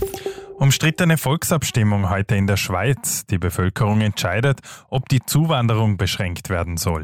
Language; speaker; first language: German; native; German